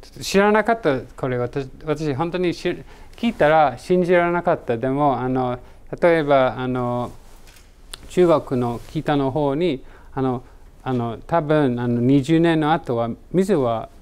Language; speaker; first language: Japanese; non-native, learner; English